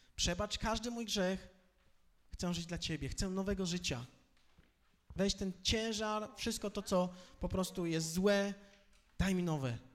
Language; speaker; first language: Polish; native; Polish